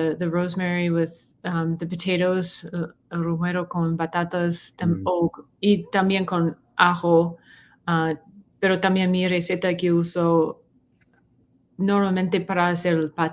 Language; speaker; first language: Spanish; non-native, learner; English